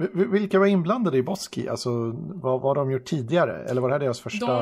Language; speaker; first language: Swedish; native; Swedish